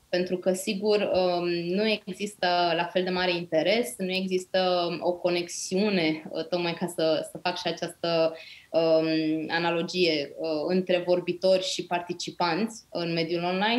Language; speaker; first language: Romanian; native; Romanian